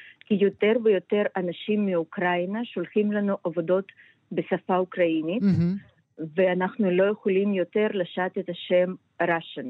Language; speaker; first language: Hebrew; non-native, fluent; Russian